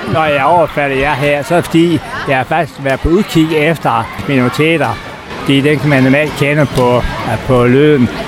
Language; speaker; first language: Danish; native; Danish